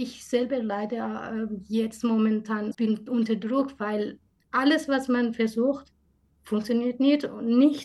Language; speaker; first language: German; non-native, fluent; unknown